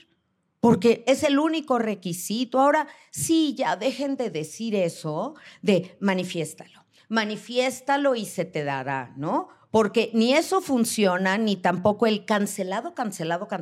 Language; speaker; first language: Spanish; native; Spanish